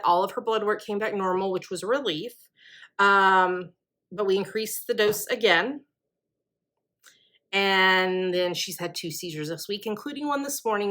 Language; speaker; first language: English; native; English